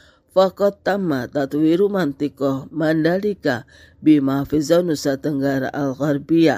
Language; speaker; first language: Arabic; non-native, fluent; Indonesian